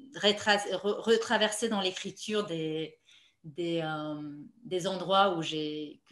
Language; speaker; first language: French; non-native, fluent; Romanian